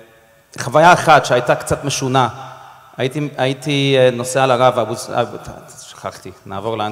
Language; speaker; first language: Hebrew; non-native, fluent; English